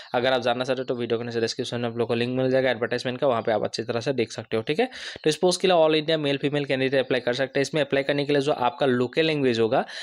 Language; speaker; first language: Hindi; non-native, local second language; Assamese